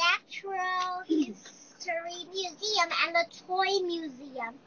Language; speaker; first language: English; non-native, learner; Chinese